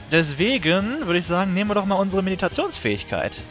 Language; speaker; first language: German; native; German